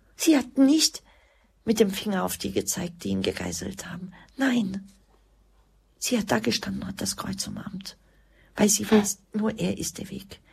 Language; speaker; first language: German; early bilingual, other home language; Croatian